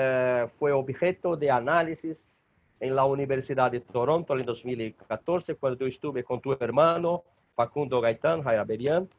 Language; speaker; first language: Spanish; non-native, learner; Portuguese